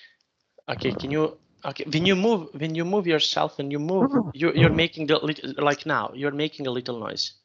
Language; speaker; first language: English; non-native, fluent; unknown